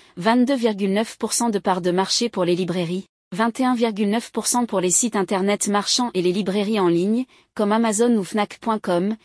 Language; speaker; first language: French; native; French